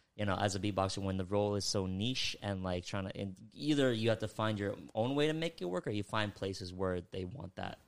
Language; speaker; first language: English; early bilingual, other home language; Filipino